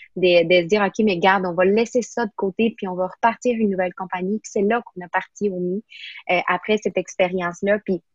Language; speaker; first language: French; non-native, fluent; Spanish